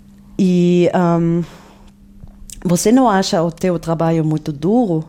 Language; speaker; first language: Portuguese; non-native, fluent; German